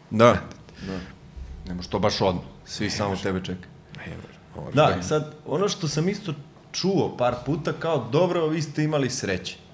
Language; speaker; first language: Serbian; native; Serbian